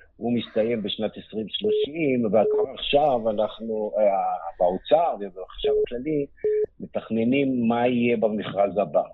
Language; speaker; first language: Hebrew; native; Hebrew